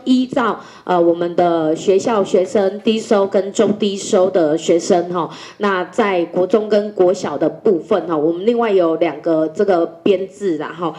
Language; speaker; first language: Chinese; native; Chinese